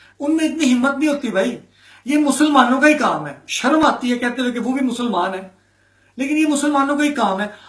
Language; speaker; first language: Urdu; native; Urdu